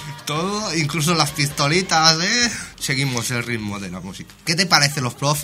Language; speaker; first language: Spanish; non-native, fluent; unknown